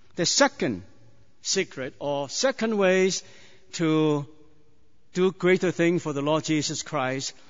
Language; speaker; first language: English; non-native, fluent; Chinese